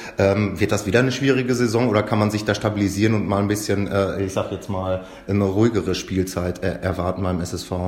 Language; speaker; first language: German; native; German